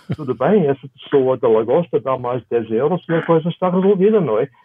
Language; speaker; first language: Portuguese; non-native, fluent; German